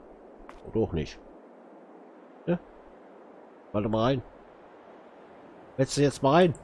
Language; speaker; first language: German; native; German